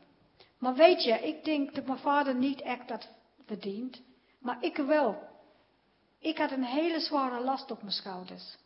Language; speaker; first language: Dutch; non-native, fluent; English